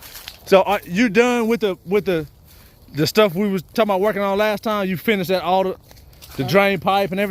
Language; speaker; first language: English; native; English